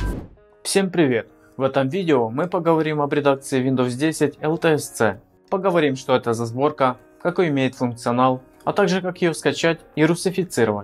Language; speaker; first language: Russian; native; Russian